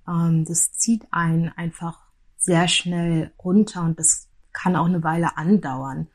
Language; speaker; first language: German; early bilingual, other home language; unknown